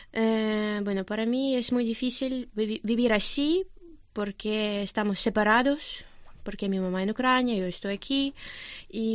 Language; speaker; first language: Spanish; non-native, learner; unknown